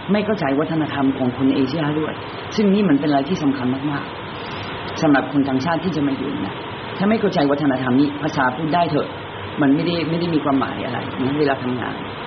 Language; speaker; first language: Thai; non-native, fluent; French